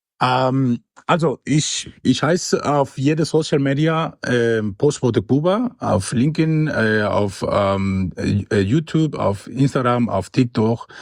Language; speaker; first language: German; non-native, learner; Spanish